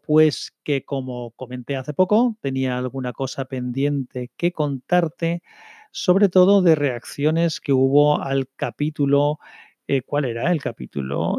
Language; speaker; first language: Spanish; native; Spanish